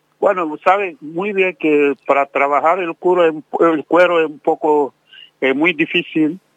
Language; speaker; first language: Spanish; non-native, fluent; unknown